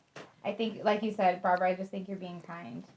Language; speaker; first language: English; native; English